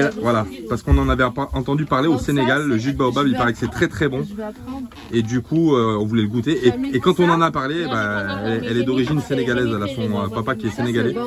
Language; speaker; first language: French; native; French